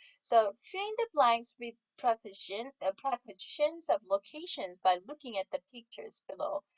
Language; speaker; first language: English; non-native, fluent; Korean